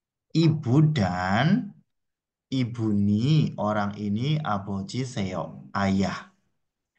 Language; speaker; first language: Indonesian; native; Indonesian